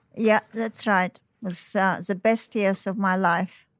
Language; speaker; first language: English; non-native, fluent; Uzbek